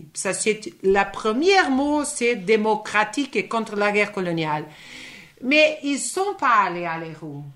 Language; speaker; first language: French; non-native, fluent; Portuguese